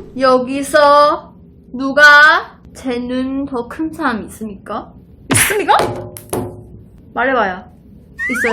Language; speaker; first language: Korean; non-native, learner; Chinese